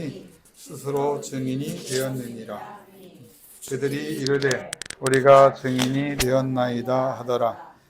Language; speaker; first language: Korean; native; Korean